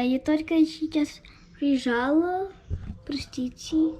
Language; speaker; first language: Russian; non-native, learner; English